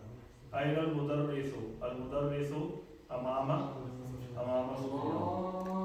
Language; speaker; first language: Arabic; non-native, fluent; Urdu